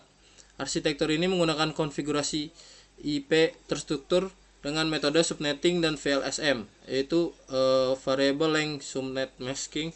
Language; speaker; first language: Indonesian; native; Indonesian